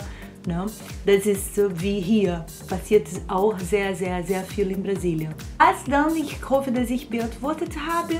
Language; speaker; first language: German; non-native, fluent; Portuguese